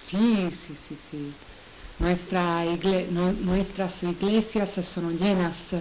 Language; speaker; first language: Spanish; non-native, learner; Italian